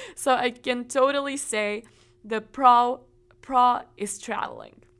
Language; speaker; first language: English; non-native, fluent; Czech